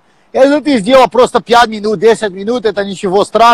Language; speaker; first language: Russian; non-native, learner; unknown